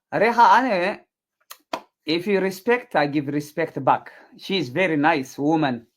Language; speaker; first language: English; non-native, learner; Tigrinya